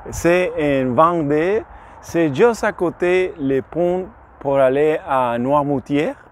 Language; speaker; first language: French; non-native, learner; English